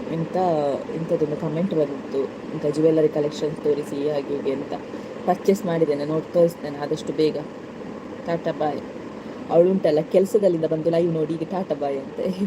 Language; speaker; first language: Kannada; non-native, local second language; Tulu